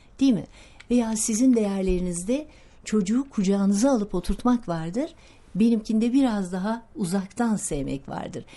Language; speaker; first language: Turkish; native; Turkish